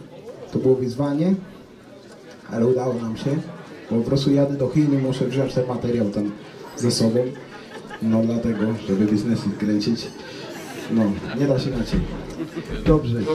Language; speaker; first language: Polish; non-native, fluent; Spanish